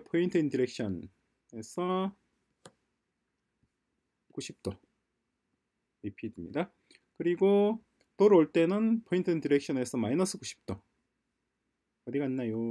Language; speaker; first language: Korean; native; Korean